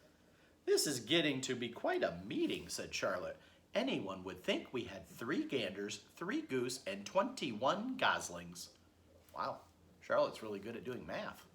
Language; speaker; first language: English; native; English